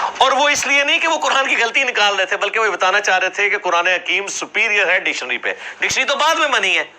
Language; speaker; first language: Urdu; non-native, local second language; Punjabi